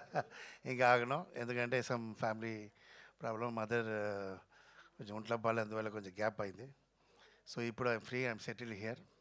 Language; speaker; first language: Telugu; non-native, fluent; Tamil